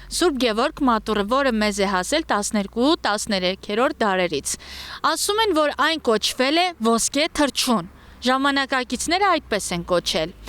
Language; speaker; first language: Armenian; native; Armenian